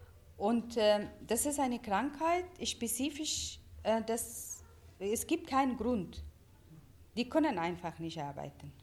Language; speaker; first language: German; non-native, fluent; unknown